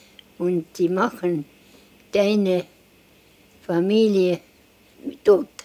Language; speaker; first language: German; non-native, learner; Estonian